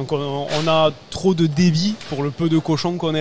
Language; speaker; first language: French; native; French